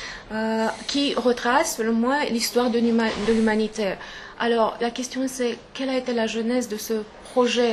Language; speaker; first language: French; non-native, fluent; Romanian